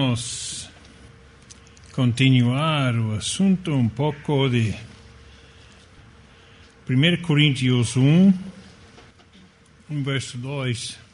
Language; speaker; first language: Portuguese; non-native, fluent; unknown